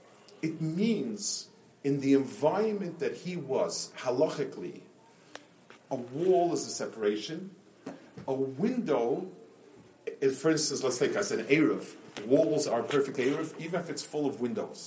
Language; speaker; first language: English; native; English